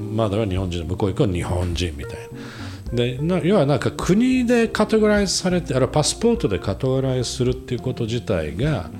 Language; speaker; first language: Japanese; native; Japanese